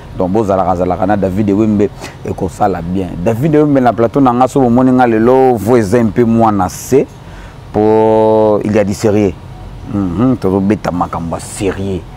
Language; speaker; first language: Lingala; native; Lingala